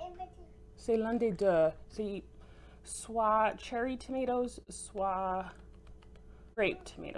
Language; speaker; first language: French; non-native, fluent; English